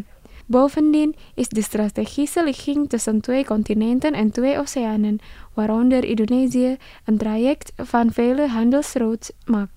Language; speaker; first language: Dutch; non-native, fluent; Indonesian